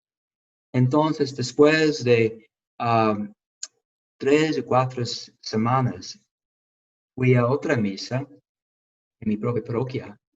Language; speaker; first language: Spanish; non-native, fluent; English